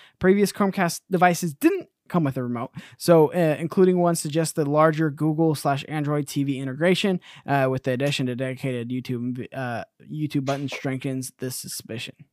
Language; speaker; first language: English; native; English